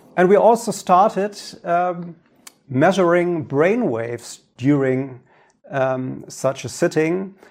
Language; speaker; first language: English; non-native, fluent; German